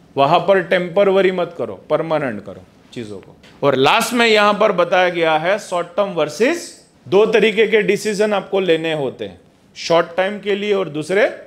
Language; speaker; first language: Hindi; non-native, local second language; Gujarati